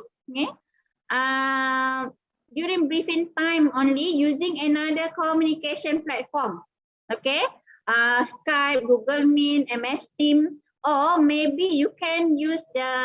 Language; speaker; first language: English; non-native, local second language; Malay